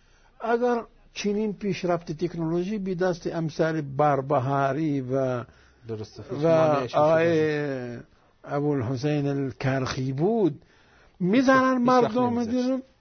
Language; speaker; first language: Persian; non-native, fluent; Arabic